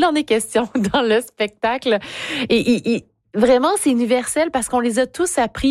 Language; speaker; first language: French; native; French